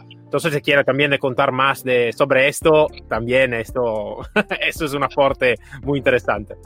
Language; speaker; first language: Spanish; non-native, fluent; Italian